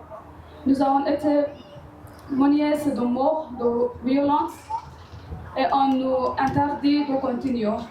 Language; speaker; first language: French; non-native, learner; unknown